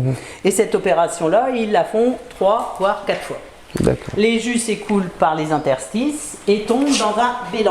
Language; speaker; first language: French; native; French